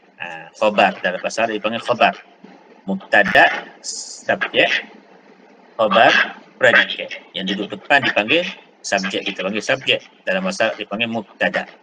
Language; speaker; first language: Malay; native; Malay